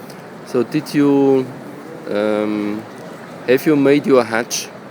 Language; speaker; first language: English; non-native, learner; German